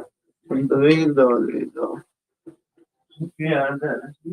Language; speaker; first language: Swedish; early bilingual, other home language; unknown